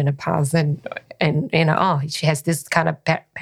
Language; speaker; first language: English; non-native, fluent; Korean